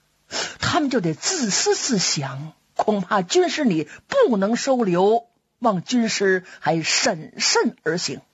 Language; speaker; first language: Chinese; native; Chinese